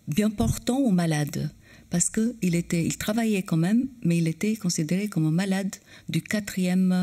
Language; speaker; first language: French; non-native, fluent; Albanian